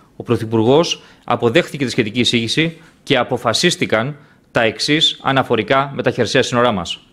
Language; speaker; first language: Greek; native; Greek